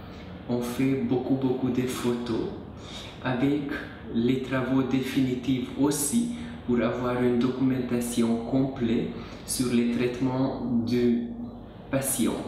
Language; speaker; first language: French; non-native, learner; Hungarian